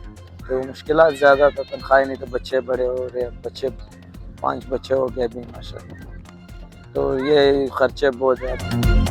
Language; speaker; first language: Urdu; early bilingual, other home language; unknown